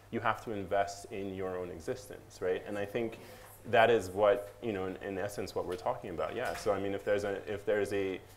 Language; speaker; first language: English; native; English